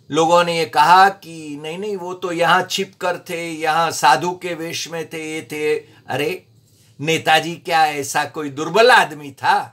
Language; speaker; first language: Hindi; non-native, local second language; Gujarati